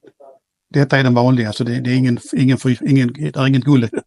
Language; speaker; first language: Swedish; native; Swedish